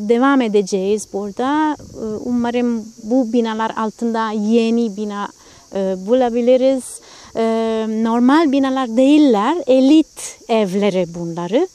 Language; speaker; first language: Turkish; non-native, fluent; Italian